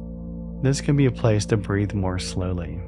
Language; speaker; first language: English; native; English